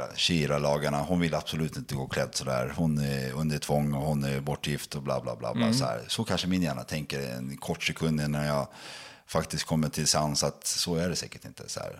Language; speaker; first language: Swedish; native; Swedish